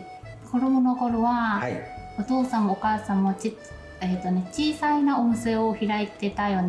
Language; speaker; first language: Japanese; non-native, learner; Burmese